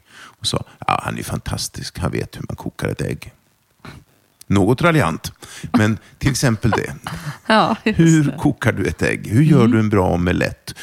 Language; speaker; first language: Swedish; non-native, local second language; German